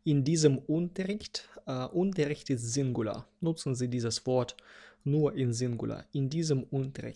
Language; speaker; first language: German; non-native, fluent; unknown